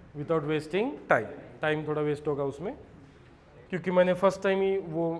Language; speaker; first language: Hindi; non-native, local second language; Marathi